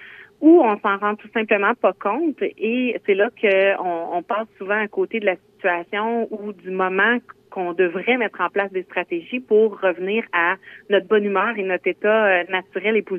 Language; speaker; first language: French; native; French